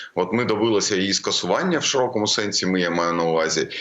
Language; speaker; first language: Ukrainian; native; Ukrainian